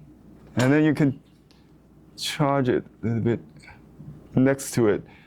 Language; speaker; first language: English; non-native, fluent; Chinese